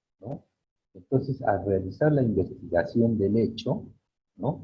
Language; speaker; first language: Spanish; native; Spanish